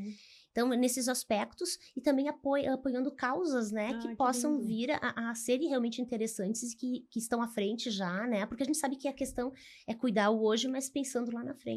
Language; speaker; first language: Portuguese; native; Portuguese